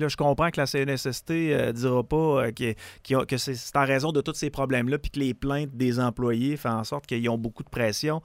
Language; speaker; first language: French; native; French